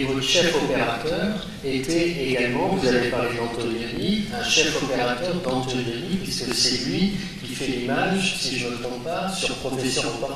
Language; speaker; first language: French; native; French